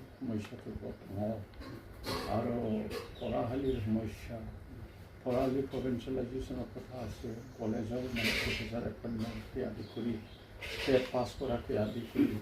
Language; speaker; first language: Assamese; non-native, local second language; Bodo